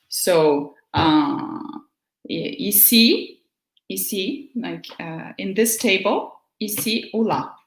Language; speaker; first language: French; non-native, fluent; Portuguese